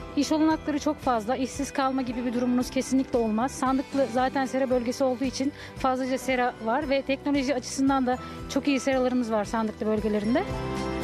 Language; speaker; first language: Turkish; native; Turkish